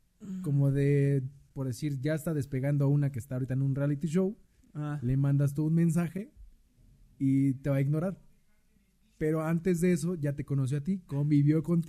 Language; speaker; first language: Spanish; native; Spanish